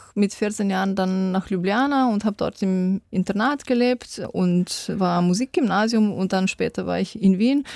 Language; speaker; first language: German; non-native, fluent; Slovenian